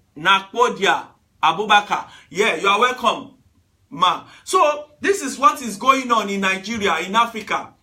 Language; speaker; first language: English; non-native, local second language; Yoruba